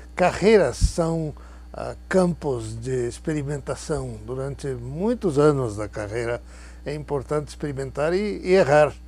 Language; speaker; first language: Portuguese; non-native, fluent; Spanish